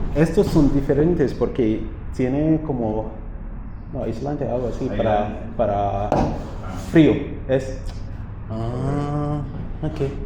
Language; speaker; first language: Spanish; non-native, learner; English